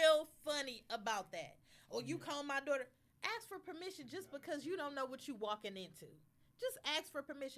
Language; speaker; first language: English; native; English